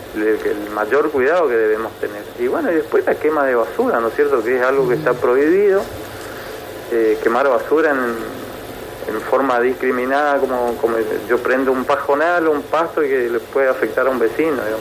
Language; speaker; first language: Spanish; native; Spanish